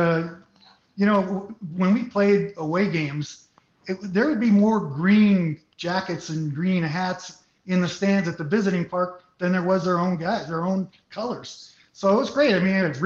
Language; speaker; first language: English; native; English